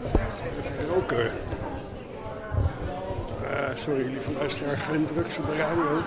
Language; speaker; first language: Dutch; native; Dutch